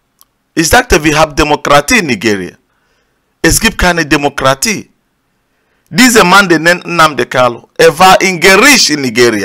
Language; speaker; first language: German; non-native, learner; Igbo